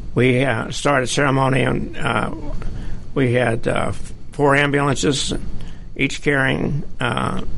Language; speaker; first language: English; native; English